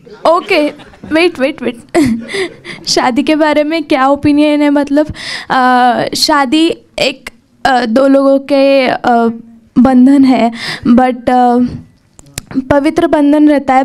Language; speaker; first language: Hindi; non-native, local second language; Marathi